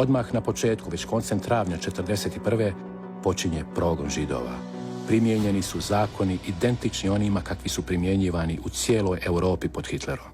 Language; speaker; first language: Croatian; native; Croatian